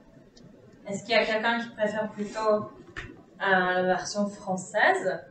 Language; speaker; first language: French; non-native, fluent; Czech